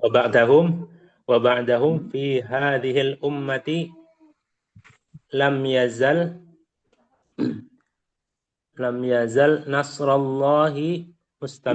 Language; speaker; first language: Arabic; non-native, learner; Indonesian